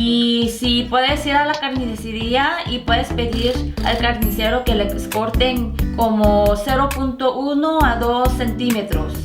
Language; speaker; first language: Spanish; non-native, fluent; Korean